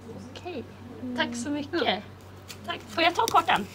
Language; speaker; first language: Swedish; native; Swedish